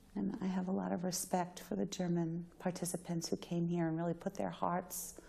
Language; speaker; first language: English; native; English